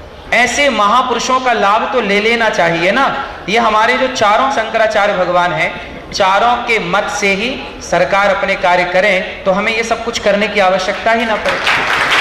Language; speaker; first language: Hindi; native; Hindi